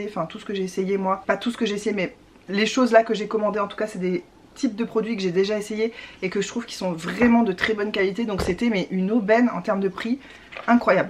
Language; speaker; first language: French; native; French